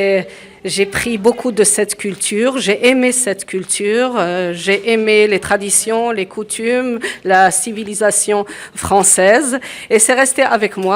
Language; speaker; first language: French; early bilingual, other home language; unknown